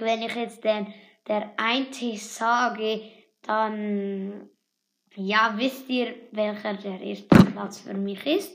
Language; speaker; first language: German; native; German